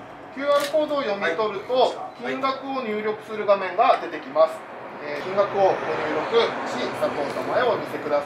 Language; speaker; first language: Japanese; native; Japanese